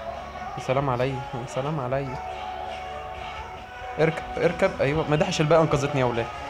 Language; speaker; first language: Arabic; native; Arabic